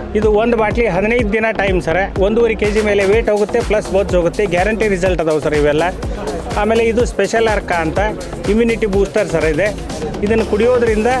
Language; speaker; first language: Kannada; native; Kannada